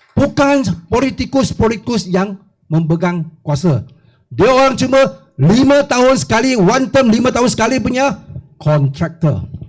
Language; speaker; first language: Malay; non-native, local second language; Chinese